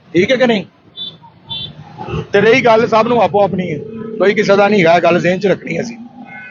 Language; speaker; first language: Urdu; non-native, local second language; Punjabi